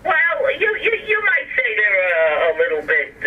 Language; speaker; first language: English; native; English